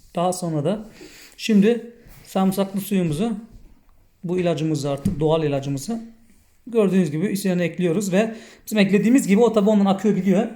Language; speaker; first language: Turkish; native; Turkish